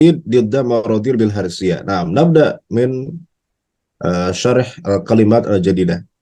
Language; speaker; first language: Arabic; non-native, fluent; Indonesian